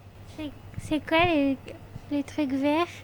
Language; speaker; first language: French; non-native, learner; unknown